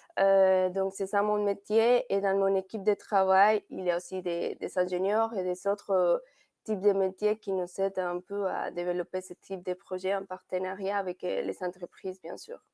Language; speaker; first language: French; non-native, fluent; Spanish